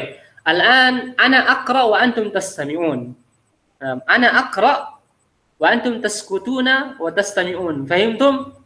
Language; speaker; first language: Arabic; non-native, fluent; Indonesian